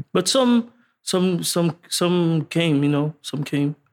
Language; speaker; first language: English; non-native, learner; French